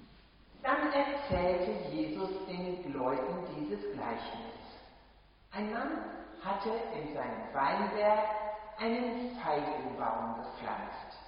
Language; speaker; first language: German; native; German